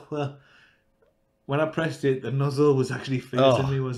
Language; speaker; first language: English; native; English